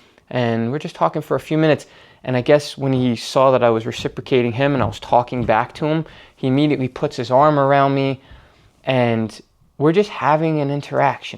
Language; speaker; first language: English; native; English